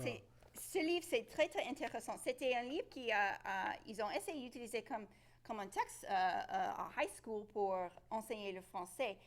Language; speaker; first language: French; non-native, local second language; English